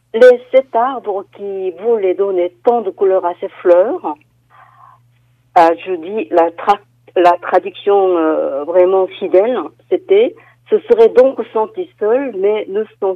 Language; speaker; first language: French; non-native, fluent; Korean